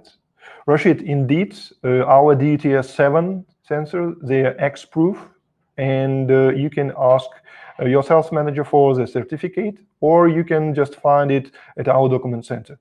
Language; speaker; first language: English; non-native, fluent; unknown